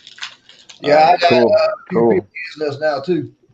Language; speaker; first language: English; native; English